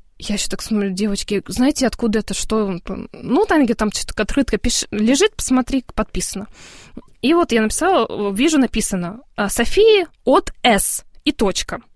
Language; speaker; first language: Russian; early bilingual, heritage; Russian